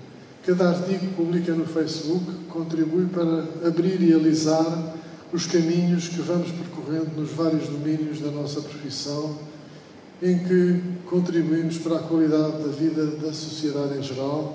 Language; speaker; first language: Portuguese; native; Portuguese